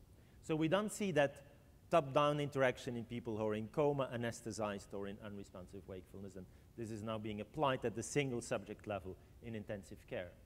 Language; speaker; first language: English; non-native, fluent; French